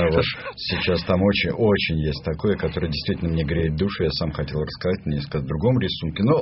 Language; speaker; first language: Russian; native; Russian